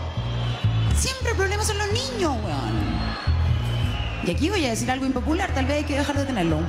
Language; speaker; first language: Spanish; native; Spanish